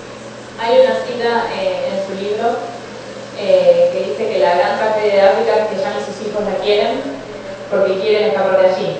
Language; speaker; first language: Spanish; native; Spanish